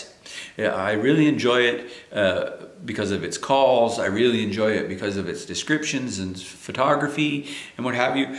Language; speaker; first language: English; native; English